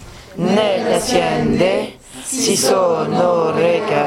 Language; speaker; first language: Italian; non-native, learner; French